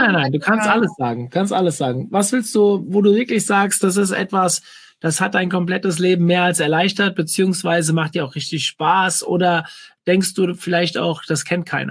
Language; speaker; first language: German; native; German